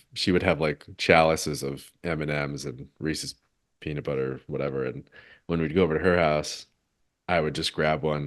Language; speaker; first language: English; native; English